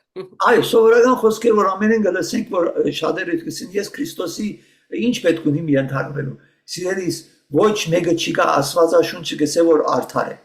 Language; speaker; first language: Armenian; early bilingual, heritage; Armenian